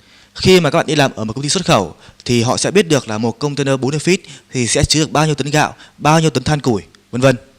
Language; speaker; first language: Vietnamese; native; Vietnamese